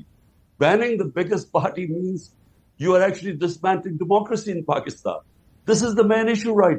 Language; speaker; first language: English; non-native, local second language; Urdu